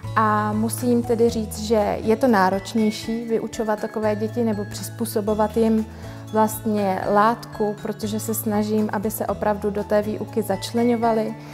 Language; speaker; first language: Czech; native; Czech